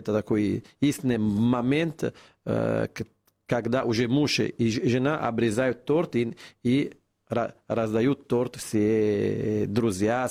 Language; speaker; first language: Russian; non-native, fluent; Italian